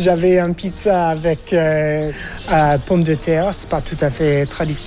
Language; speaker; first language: French; non-native, fluent; English